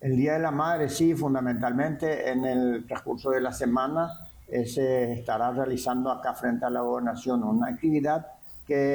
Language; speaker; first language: Spanish; native; Spanish